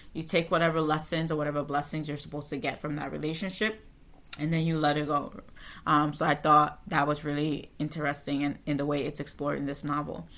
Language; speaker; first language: English; native; English